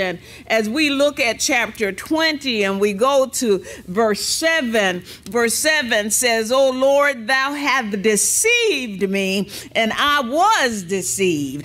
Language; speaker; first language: English; native; English